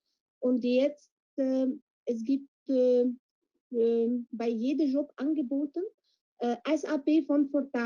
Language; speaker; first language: German; non-native, fluent; Arabic